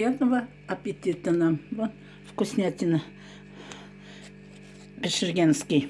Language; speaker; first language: Russian; non-native, local second language; Karachay-Balkar